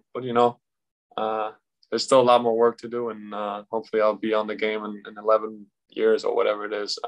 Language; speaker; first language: English; non-native, fluent; German